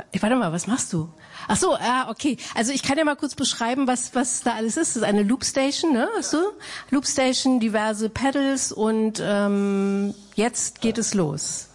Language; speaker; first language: German; native; German